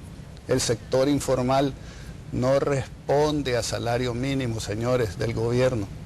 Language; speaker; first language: Spanish; native; Spanish